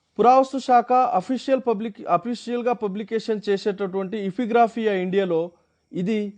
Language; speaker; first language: Telugu; non-native, local second language; Marathi